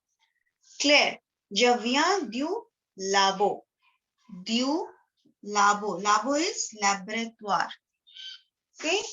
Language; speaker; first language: French; non-native, fluent; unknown